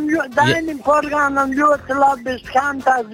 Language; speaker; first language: Latvian; native; Latvian